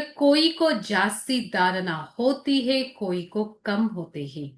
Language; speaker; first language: Hindi; non-native, local second language; Telugu